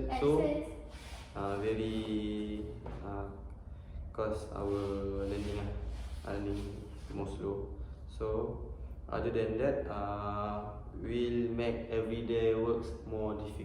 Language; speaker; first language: English; non-native, learner; Malay